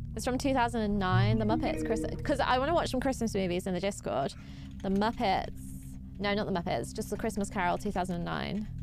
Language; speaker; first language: English; native; English